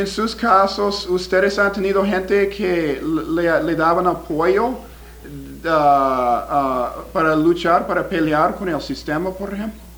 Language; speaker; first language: Spanish; non-native, fluent; English